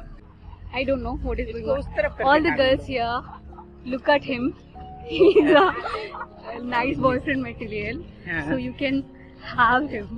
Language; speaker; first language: English; non-native, local second language; Hindi